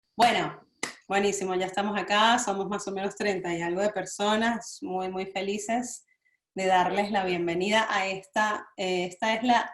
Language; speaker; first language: Spanish; native; Spanish